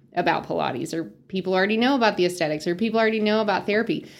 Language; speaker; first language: English; native; English